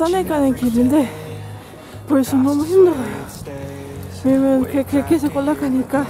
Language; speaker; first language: Korean; non-native, fluent; Dutch